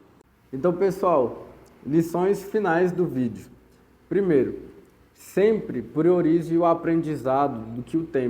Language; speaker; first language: Portuguese; native; Portuguese